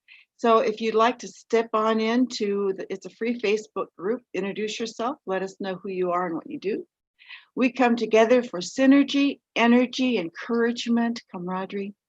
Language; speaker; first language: English; native; English